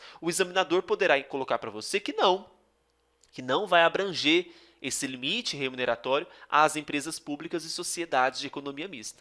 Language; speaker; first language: Portuguese; native; Portuguese